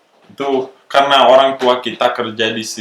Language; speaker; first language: Indonesian; non-native, local second language; English